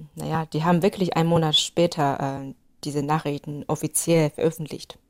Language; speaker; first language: German; non-native, fluent; Chinese